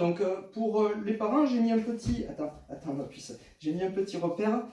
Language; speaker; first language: French; native; French